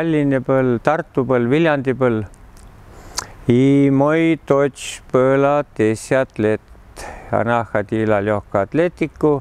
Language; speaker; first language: Russian; non-native, learner; Estonian